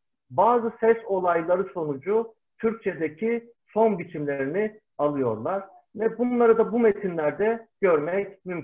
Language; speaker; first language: Turkish; native; Turkish